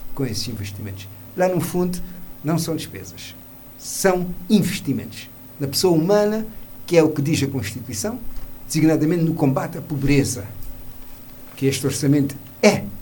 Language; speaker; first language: Portuguese; non-native, local second language; Kabuverdianu